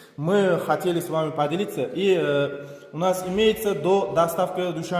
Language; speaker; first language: Russian; non-native, learner; Uzbek